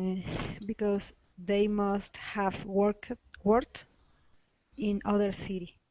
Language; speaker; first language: English; non-native, learner; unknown